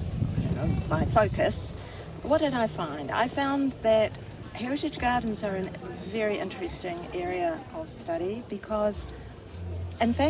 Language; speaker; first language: English; native; English